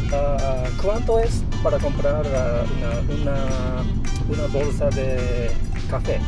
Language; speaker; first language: Spanish; non-native, learner; English